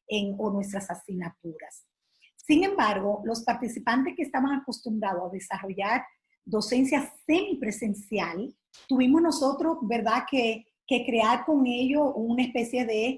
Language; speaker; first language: Spanish; native; Spanish